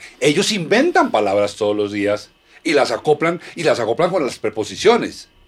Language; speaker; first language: Spanish; native; Spanish